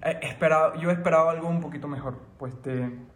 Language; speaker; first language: Spanish; early bilingual, other home language; French